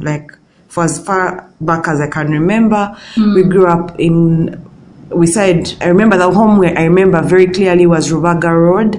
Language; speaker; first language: English; non-native, local second language; Ganda